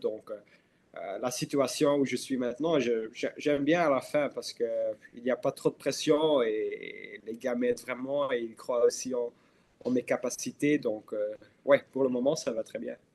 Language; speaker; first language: French; non-native, local second language; Dutch